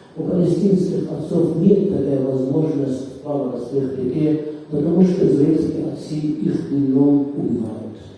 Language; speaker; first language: Russian; non-native, fluent; Arabic